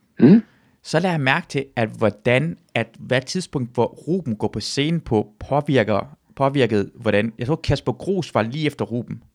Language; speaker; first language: Danish; early bilingual, other home language; Persian